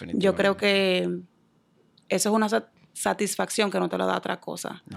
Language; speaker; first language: Spanish; native; Spanish